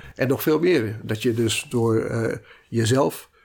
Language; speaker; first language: Dutch; native; Dutch